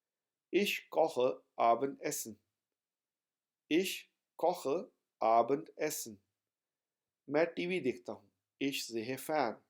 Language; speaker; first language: German; non-native, fluent; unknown